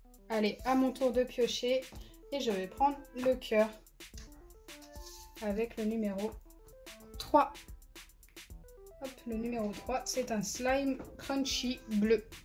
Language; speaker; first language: French; native; French